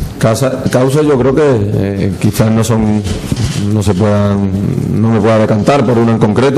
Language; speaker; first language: Spanish; native; Spanish